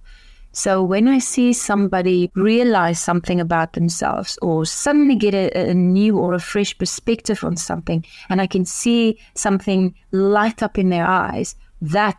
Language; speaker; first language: English; non-native, local second language; Afrikaans